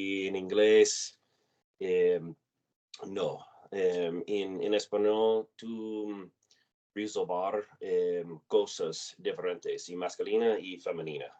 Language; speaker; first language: Spanish; non-native, learner; English